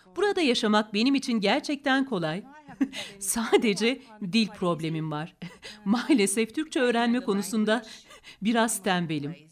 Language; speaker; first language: Turkish; non-native, fluent; English